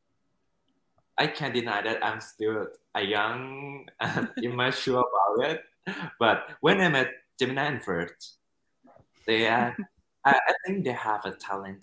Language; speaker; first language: English; non-native, fluent; Thai